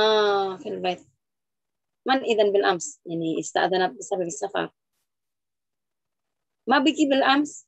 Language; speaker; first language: Arabic; non-native, fluent; Indonesian